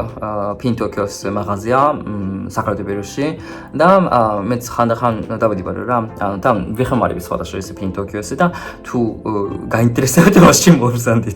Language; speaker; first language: Georgian; non-native, fluent; Japanese